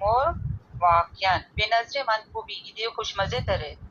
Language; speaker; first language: Persian; non-native, learner; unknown